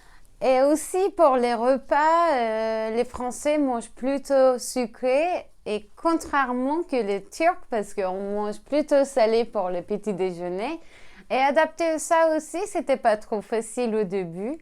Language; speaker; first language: French; non-native, learner; Turkish